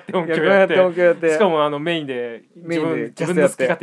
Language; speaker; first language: Japanese; native; Japanese